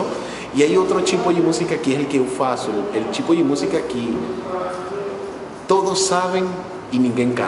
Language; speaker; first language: Portuguese; non-native, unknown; Spanish